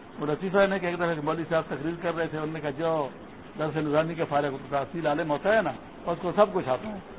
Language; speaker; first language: Urdu; non-native, local second language; Pashto